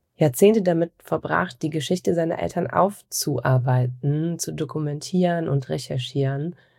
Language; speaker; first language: German; native; German